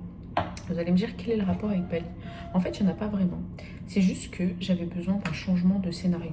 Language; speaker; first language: French; native; French